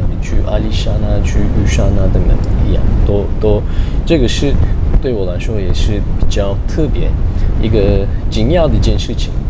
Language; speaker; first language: Chinese; non-native, fluent; Turkish